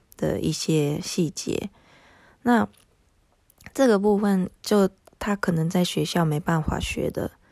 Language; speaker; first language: Chinese; non-native, fluent; Japanese